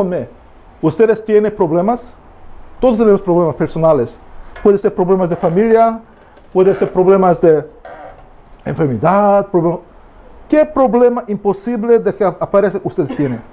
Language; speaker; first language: Spanish; non-native, learner; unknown